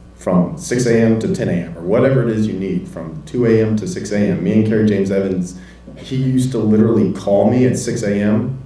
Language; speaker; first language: English; native; English